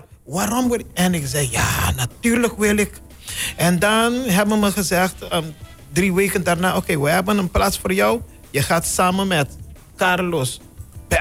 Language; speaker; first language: Dutch; non-native, local second language; Papiamento